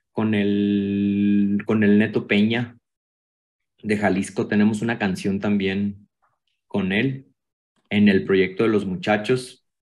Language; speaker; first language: Spanish; native; Spanish